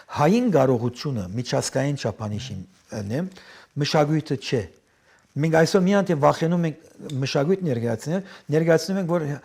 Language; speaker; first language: Armenian; early bilingual, heritage; Armenian